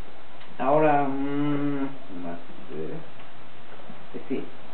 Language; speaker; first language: Spanish; non-native, learner; Japanese